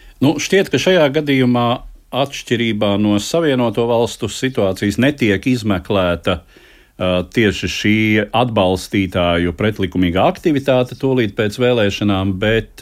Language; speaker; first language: Latvian; native; Latvian